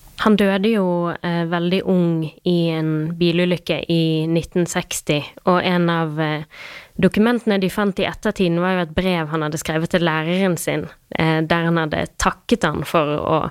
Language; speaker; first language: Norwegian; non-native, fluent; French